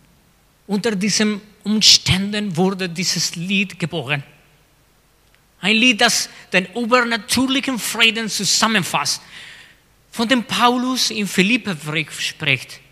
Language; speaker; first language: German; non-native, fluent; Spanish